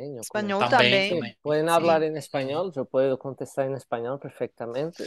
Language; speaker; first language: Spanish; non-native, fluent; Portuguese